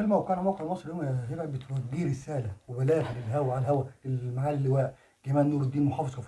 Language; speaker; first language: Arabic; native; Arabic